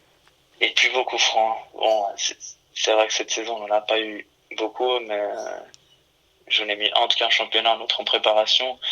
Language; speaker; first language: French; early bilingual, other home language; Portuguese